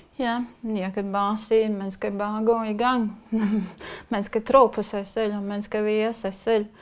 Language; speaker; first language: Danish; non-native, learner; Latvian